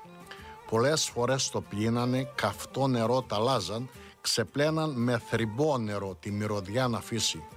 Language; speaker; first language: Greek; native; Greek